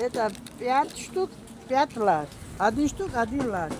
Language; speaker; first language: Russian; non-native, learner; Georgian